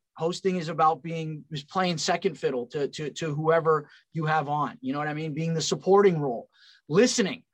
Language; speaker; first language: English; native; English